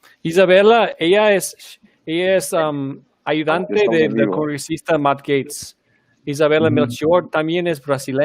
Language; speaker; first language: Spanish; early bilingual, heritage; Spanish